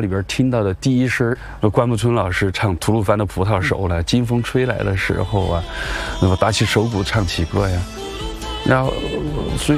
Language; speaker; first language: Chinese; native; Chinese